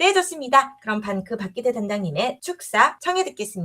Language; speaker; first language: Korean; native; Korean